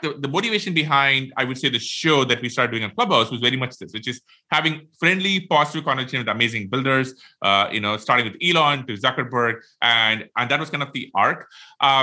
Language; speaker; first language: English; non-native, local second language; Tamil